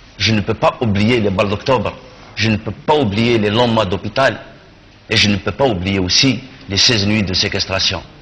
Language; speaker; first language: French; non-native, local second language; Kabyle